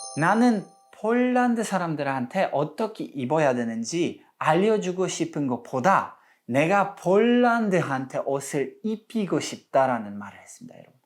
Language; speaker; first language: Korean; non-native, fluent; Polish